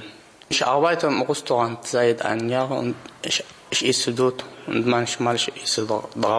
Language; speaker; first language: German; non-native, learner; Arabic